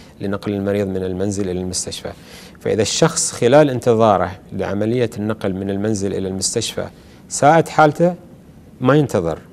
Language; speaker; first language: Arabic; native; Arabic